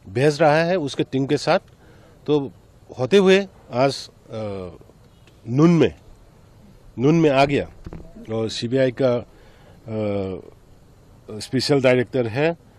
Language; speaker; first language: Hindi; non-native, local second language; Manipuri